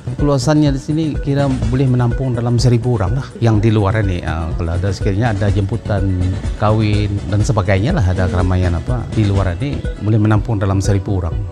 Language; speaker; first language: Malay; non-native, local second language; Iban